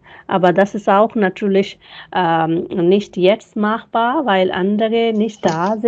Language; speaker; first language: German; non-native, fluent; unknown